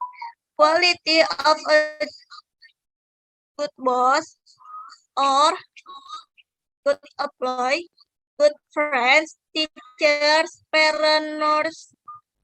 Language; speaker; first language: English; non-native, learner; Indonesian